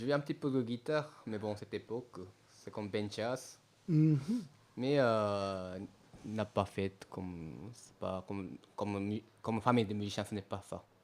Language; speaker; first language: French; non-native, learner; Japanese